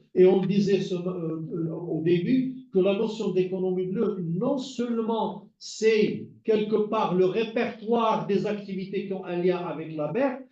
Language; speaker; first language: French; non-native, local second language; Arabic